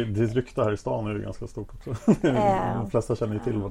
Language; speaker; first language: Swedish; native; Swedish